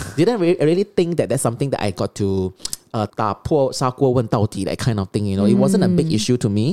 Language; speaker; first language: English; non-native, local second language; Chinese